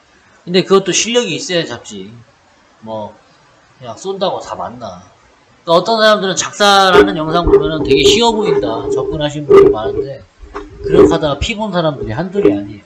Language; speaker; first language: Korean; native; Korean